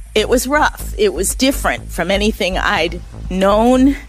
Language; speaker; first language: English; native; English